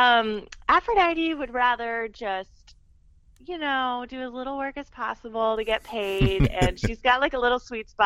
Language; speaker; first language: English; native; English